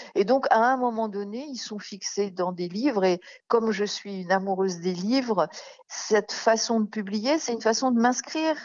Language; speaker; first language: French; native; French